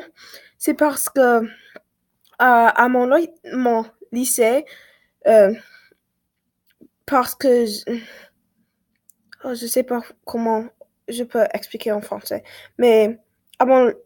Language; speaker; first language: French; non-native, learner; English